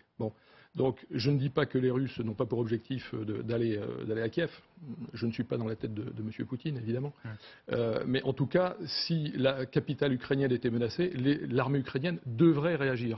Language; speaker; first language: French; native; French